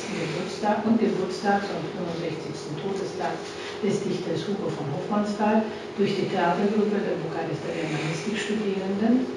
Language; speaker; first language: German; non-native, fluent; Romanian